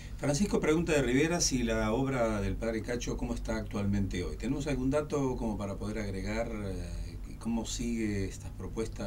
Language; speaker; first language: Spanish; native; Spanish